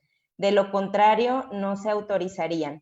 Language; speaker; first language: Spanish; native; Spanish